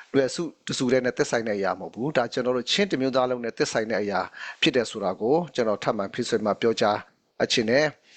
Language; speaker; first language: Burmese; non-native, local second language; Hakha Chin